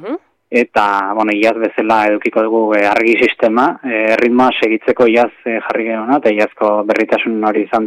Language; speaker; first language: Basque; native; Basque